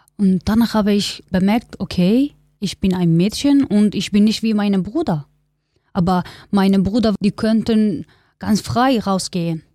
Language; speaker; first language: German; non-native, learner; Kurdish